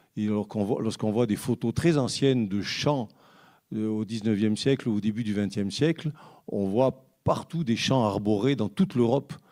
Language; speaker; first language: French; native; French